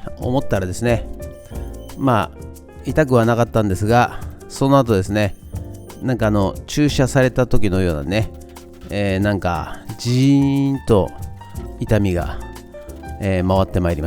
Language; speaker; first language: Japanese; native; Japanese